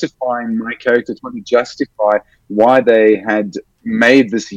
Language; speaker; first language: English; native; English